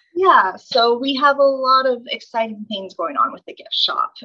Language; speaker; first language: English; native; English